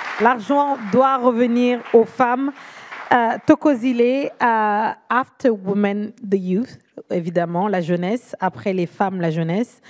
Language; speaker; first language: French; native; French